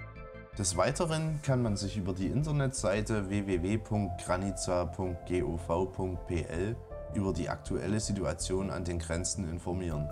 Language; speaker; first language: German; native; German